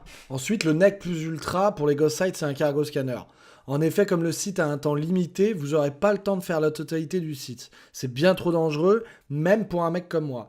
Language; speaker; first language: French; native; French